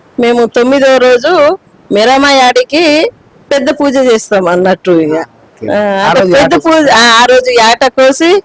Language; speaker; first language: Telugu; non-native, local second language; Lambadi